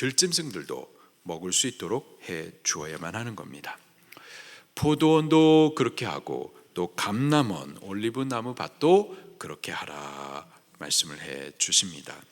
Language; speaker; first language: Korean; native; Korean